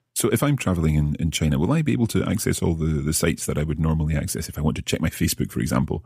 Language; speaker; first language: English; native; English